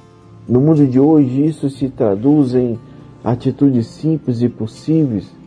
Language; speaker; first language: Portuguese; native; Portuguese